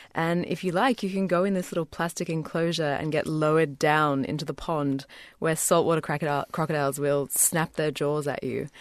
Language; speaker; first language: English; native; English